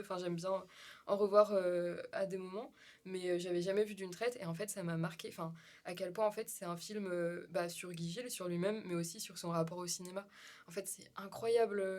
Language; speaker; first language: French; native; French